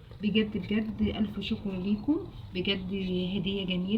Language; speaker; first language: Arabic; native; Arabic